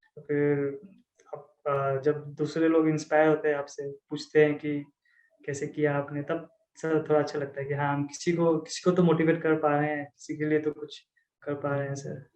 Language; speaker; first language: Hindi; non-native, local second language; Assamese